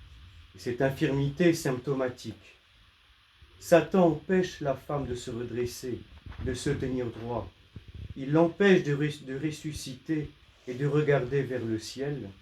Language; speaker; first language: French; native; French